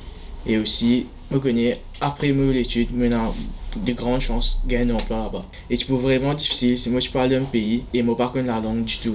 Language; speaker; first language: French; non-native, local second language; Morisyen